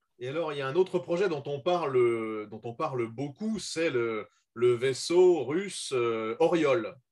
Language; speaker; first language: French; native; French